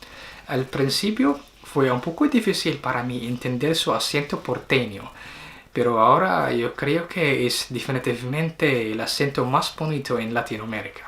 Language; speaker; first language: Spanish; non-native, learner; Arabic